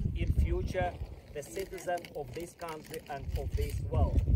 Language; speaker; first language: English; non-native, fluent; Ukrainian